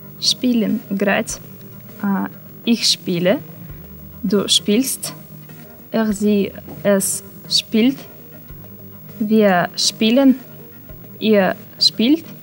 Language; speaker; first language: German; non-native, learner; Russian